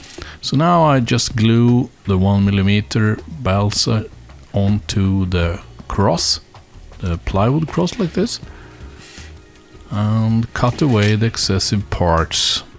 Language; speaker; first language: English; non-native, fluent; Swedish